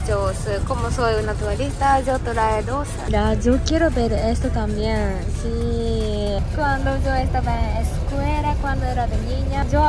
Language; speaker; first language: Spanish; non-native, learner; Japanese